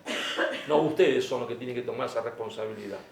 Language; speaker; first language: Spanish; native; Spanish